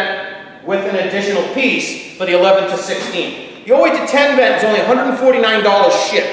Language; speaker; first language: English; native; English